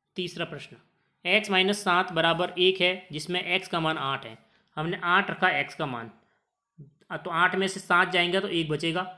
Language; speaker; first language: Hindi; native; Hindi